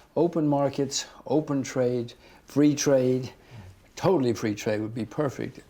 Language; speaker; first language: English; native; English